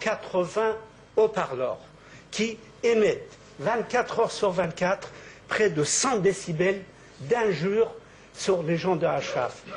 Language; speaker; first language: French; native; French